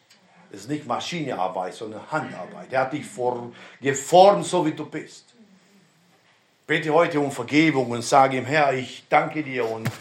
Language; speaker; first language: German; non-native, fluent; Romanian